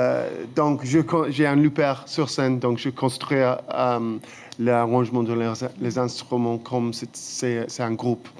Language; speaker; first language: French; non-native, fluent; English